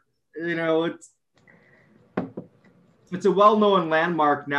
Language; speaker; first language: English; native; English